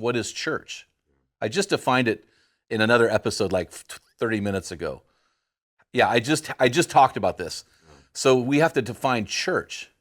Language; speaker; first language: English; native; English